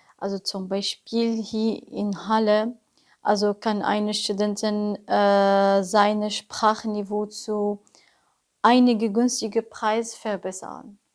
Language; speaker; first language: German; non-native, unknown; Arabic